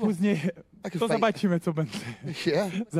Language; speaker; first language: Polish; non-native, learner; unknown